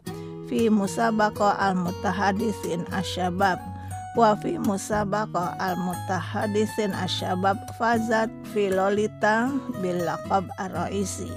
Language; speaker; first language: Arabic; non-native, fluent; Indonesian